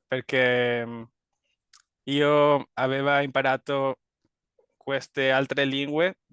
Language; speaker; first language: Italian; non-native, learner; Spanish